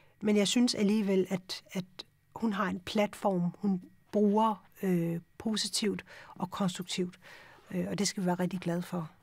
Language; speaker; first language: Danish; early bilingual, other home language; Urdu